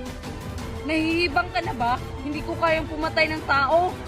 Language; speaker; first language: Filipino; native; Filipino